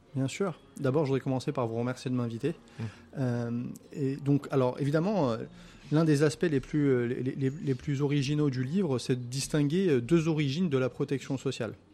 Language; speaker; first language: French; native; French